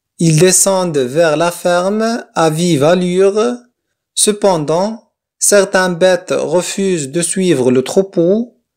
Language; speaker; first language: French; non-native, local second language; Arabic